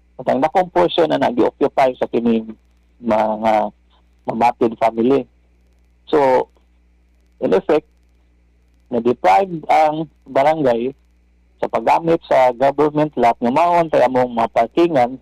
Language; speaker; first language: Cebuano; native; Cebuano